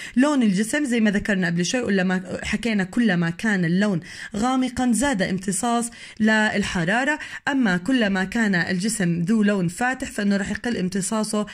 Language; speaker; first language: Arabic; native; Arabic